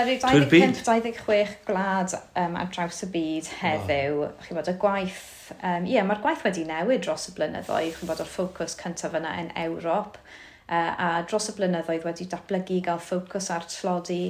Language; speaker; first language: Welsh; native; Welsh